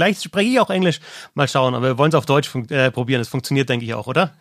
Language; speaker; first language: German; native; German